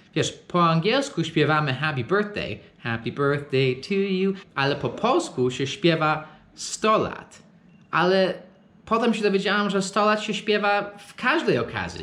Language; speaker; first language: Polish; non-native, fluent; English